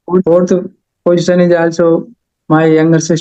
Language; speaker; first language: English; non-native, learner; Haryanvi